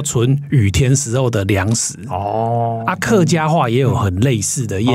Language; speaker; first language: Chinese; native; Chinese